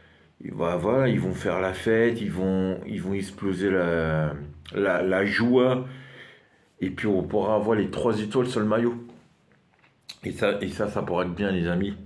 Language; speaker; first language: French; non-native, fluent; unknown